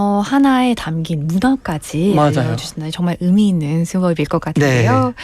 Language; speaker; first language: Korean; native; Korean